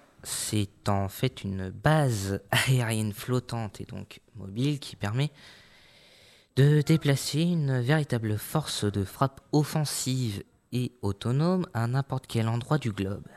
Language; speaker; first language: French; native; French